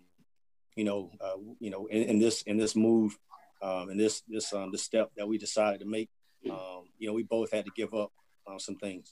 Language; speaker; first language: English; native; English